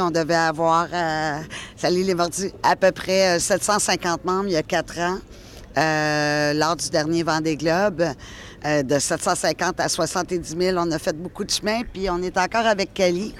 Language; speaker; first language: French; native; French